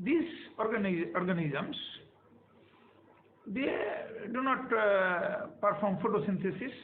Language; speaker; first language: English; non-native, local second language; Bangla